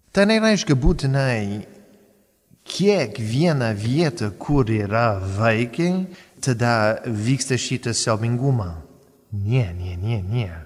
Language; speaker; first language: Lithuanian; non-native, fluent; English